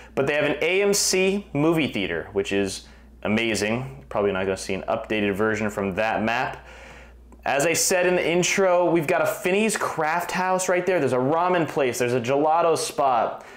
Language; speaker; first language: English; native; English